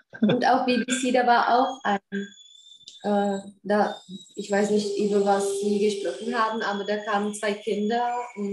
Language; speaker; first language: German; non-native, fluent; Czech